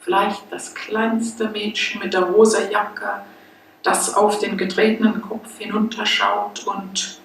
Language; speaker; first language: German; non-native, fluent; English